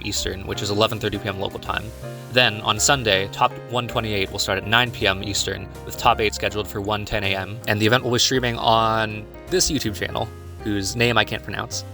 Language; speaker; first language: English; native; English